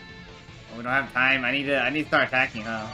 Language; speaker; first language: English; native; English